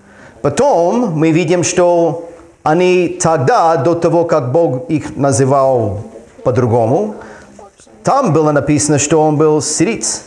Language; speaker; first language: Russian; non-native, fluent; English